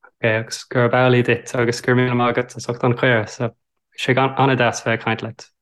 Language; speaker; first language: Irish; non-native, local second language; English